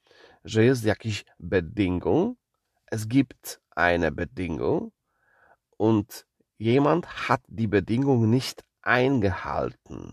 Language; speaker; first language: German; non-native, fluent; Polish